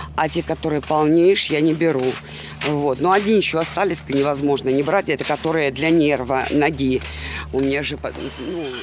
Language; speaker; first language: Russian; native; Russian